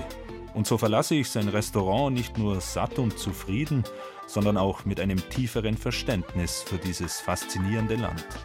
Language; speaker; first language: German; native; German